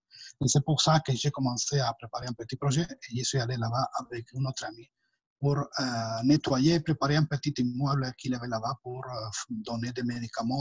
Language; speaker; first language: French; non-native, fluent; Spanish